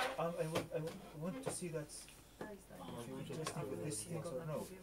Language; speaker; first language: English; non-native, learner; Arabic